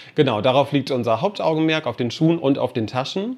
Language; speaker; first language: German; non-native, fluent; English